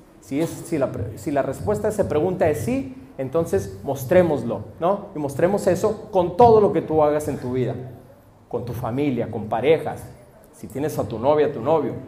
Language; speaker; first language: Spanish; early bilingual, heritage; Spanish